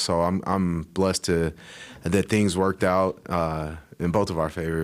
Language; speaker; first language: English; native; English